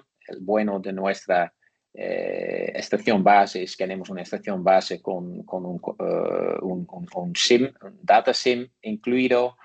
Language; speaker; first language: Spanish; non-native, learner; Dutch